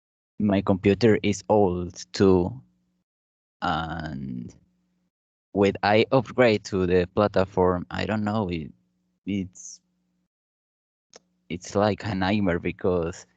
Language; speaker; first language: English; non-native, learner; Spanish